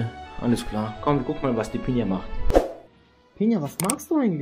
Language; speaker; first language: German; native; German